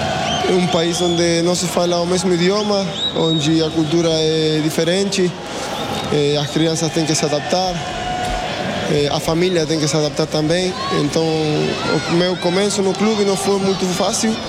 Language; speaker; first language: Portuguese; non-native, fluent; Spanish